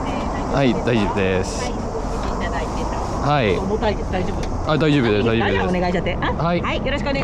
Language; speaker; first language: Japanese; non-native, learner; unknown